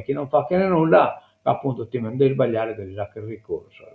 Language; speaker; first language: Italian; non-native, local second language; Sardinian